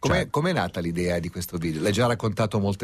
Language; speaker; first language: Italian; native; Italian